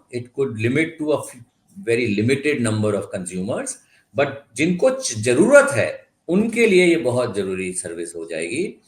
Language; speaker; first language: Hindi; non-native, local second language; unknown